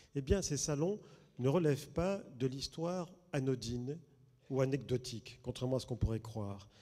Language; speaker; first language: French; native; French